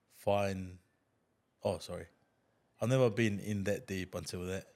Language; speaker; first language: English; non-native, fluent; Tongan